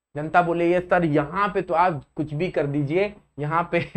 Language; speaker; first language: Hindi; native; Hindi